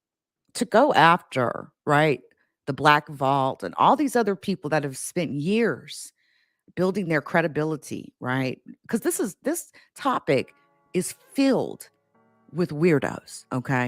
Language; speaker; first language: English; native; English